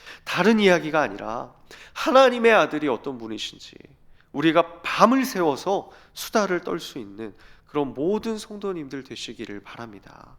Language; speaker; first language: Korean; native; Korean